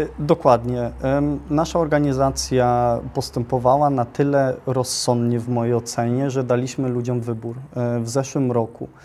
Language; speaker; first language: Polish; early bilingual, heritage; Polish